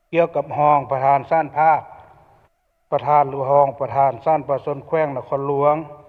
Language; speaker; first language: Lao; native; Lao